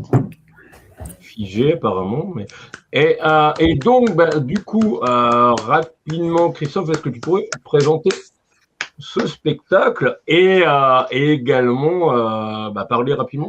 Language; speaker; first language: French; native; French